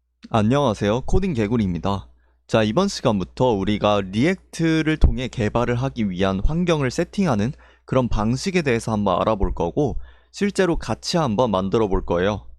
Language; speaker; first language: Korean; native; Korean